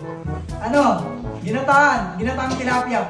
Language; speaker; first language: Filipino; native; Filipino